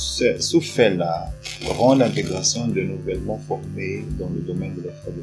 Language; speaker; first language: French; non-native, fluent; Portuguese